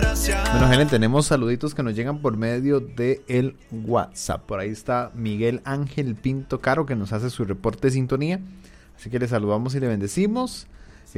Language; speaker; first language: Spanish; native; Spanish